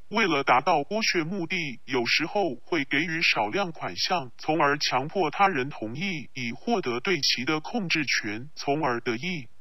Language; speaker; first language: Chinese; non-native, local second language; Cantonese